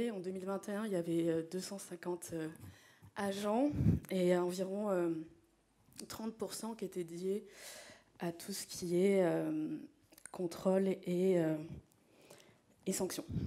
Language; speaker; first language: French; native; French